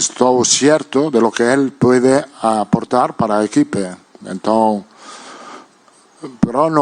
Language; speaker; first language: Portuguese; non-native, fluent; Italian